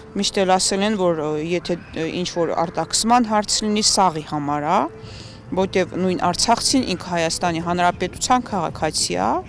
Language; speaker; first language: Armenian; native; Armenian